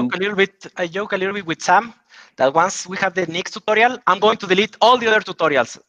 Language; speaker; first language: English; non-native, fluent; Spanish